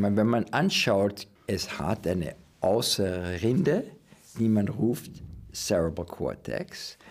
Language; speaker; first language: German; non-native, learner; English